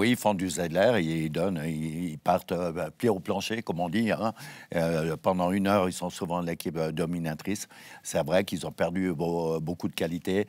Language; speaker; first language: French; native; French